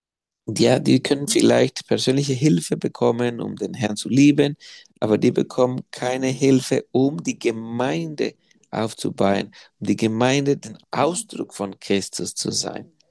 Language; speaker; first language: German; non-native, fluent; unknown